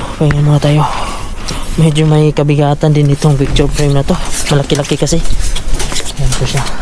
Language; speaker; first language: Filipino; native; Filipino